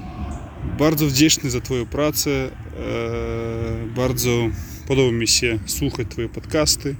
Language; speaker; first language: Polish; non-native, learner; Russian